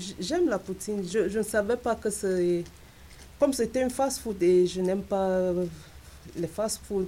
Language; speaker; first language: French; non-native, local second language; English